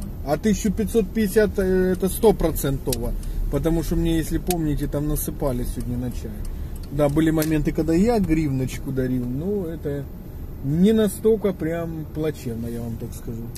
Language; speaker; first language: Russian; native; Russian